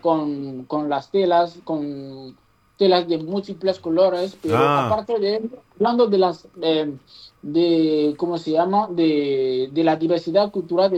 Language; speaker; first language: Spanish; non-native, fluent; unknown